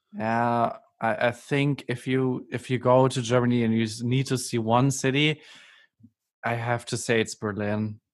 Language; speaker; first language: English; non-native, fluent; German